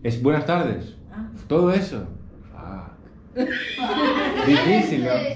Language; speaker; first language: Spanish; non-native, learner; Greek